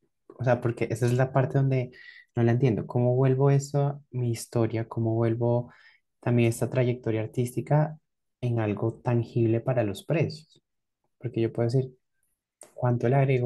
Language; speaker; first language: Spanish; native; Spanish